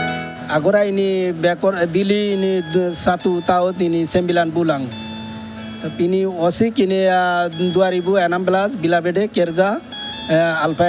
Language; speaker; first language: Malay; non-native, learner; Bangla